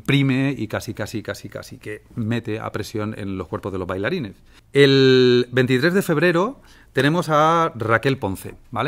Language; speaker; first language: Spanish; native; Spanish